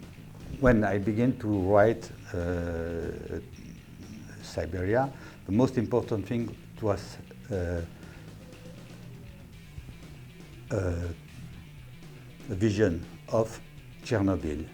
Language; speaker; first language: English; non-native, learner; French